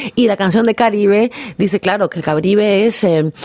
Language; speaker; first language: Spanish; native; Spanish